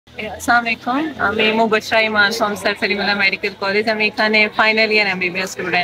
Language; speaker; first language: Bangla; non-native, fluent; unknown